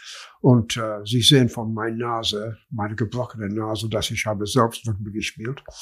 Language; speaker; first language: German; non-native, learner; English